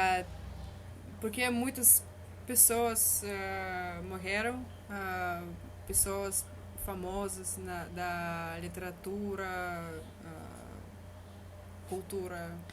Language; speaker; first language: Portuguese; non-native, learner; Russian